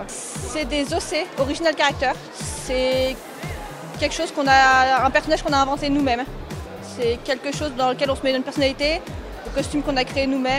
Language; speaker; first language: French; native; French